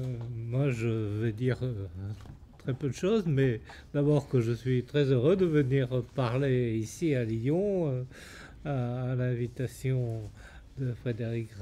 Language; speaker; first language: French; native; French